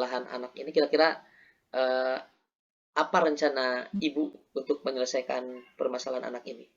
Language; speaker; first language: Indonesian; native; Indonesian